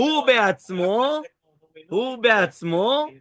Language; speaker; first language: Hebrew; non-native, fluent; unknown